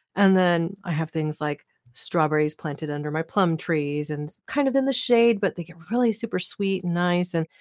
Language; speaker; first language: English; native; English